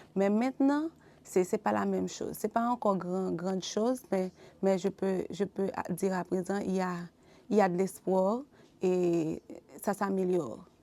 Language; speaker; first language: French; non-native, local second language; Haitian Creole